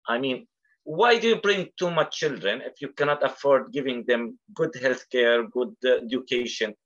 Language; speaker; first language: English; non-native, fluent; Arabic